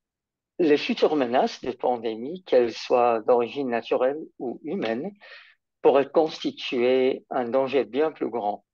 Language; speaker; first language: French; non-native, fluent; English